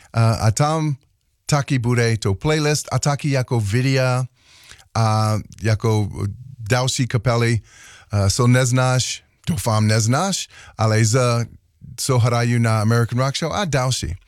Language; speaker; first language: Czech; non-native, learner; English